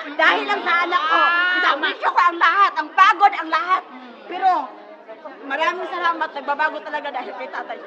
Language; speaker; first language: Filipino; non-native, local second language; Cebuano